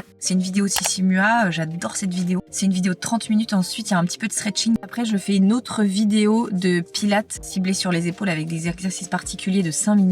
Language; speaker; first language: French; native; French